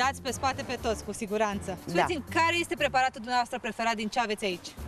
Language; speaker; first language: Romanian; native; Romanian